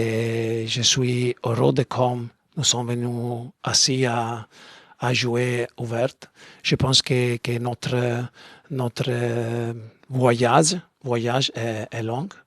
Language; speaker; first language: French; non-native, learner; Italian